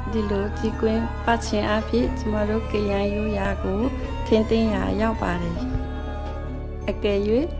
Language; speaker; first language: Burmese; non-native, local second language; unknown